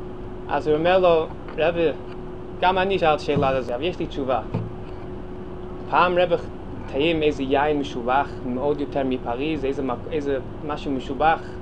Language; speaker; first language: Hebrew; non-native, fluent; English